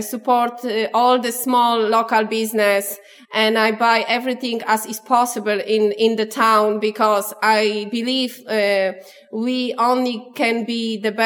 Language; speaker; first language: English; non-native, learner; Polish